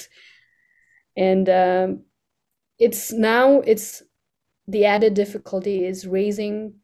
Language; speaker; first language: English; non-native, local second language; Nepali